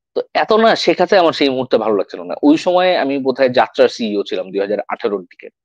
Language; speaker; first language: Bangla; native; Bangla